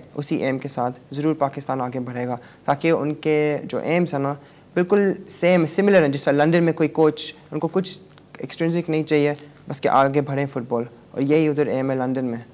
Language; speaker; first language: Urdu; native; Urdu